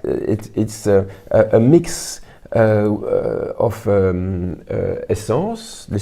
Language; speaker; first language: English; non-native, learner; French